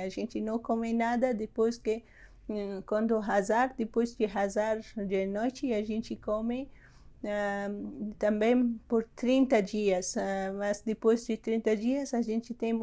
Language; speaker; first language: Portuguese; non-native, learner; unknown